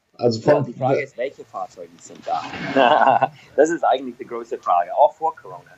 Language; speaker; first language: German; non-native, fluent; English